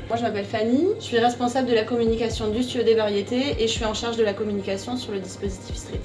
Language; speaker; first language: French; native; French